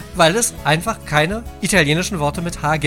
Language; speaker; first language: German; native; German